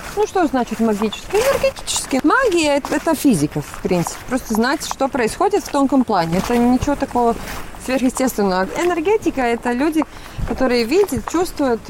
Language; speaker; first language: Russian; non-native, local second language; Latvian